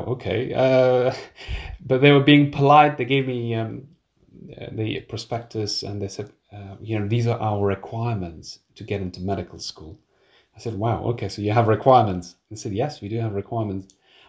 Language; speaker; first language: English; non-native, fluent; Persian